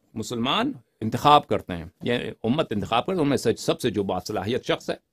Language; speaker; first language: Urdu; non-native, fluent; Persian